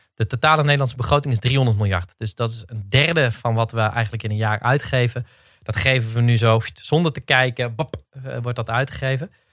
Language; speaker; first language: Dutch; native; Dutch